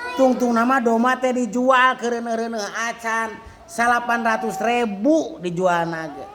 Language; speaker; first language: Sundanese; native; Sundanese